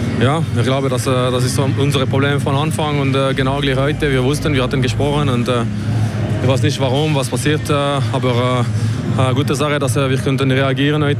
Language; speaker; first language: German; non-native, local second language; French